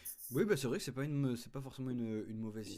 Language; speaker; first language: French; native; French